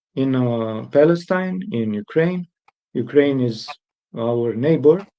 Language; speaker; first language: English; non-native, fluent; Romanian